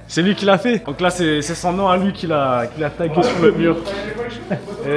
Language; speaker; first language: French; native; French